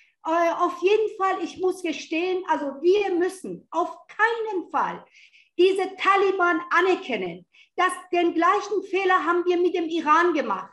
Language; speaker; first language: German; non-native, fluent; Persian